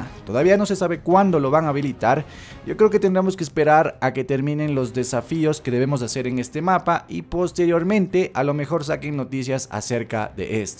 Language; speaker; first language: Spanish; native; Spanish